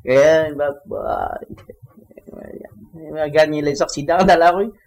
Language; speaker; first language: French; non-native, learner; Vietnamese